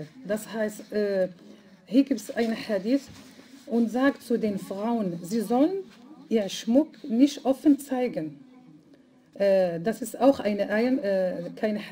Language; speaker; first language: German; non-native, fluent; Arabic